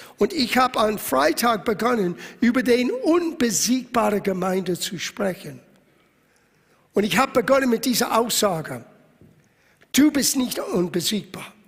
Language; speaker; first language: German; non-native, fluent; English